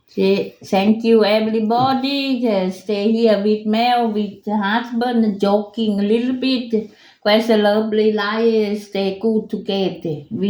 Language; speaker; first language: English; non-native, learner; Thai